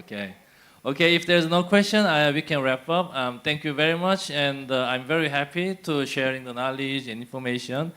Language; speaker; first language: English; non-native, fluent; Korean